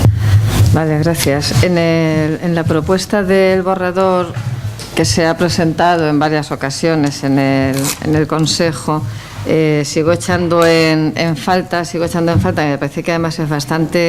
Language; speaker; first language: Spanish; native; Spanish